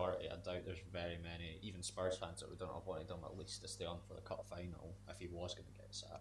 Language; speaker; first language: English; native; English